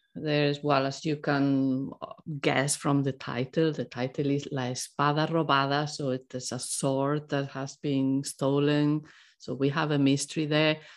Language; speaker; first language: English; non-native, fluent; Spanish